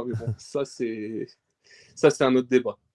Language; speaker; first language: French; early bilingual, other home language; Persian